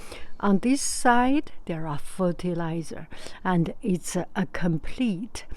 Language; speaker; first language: English; non-native, fluent; Chinese